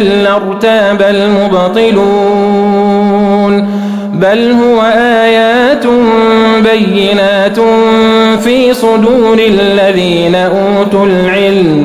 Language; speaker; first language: Arabic; native; Arabic